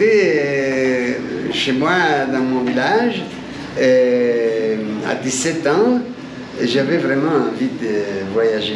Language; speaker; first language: French; non-native, fluent; Italian